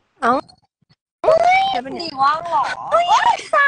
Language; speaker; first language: Chinese; non-native, learner; Thai